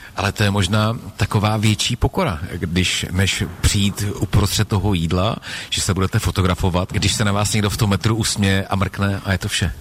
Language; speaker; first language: Czech; native; Czech